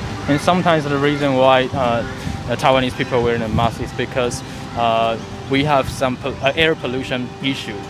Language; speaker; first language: English; non-native, fluent; Chinese